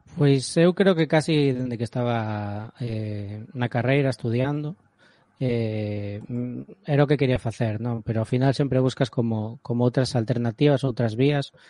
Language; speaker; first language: Galician; native; Galician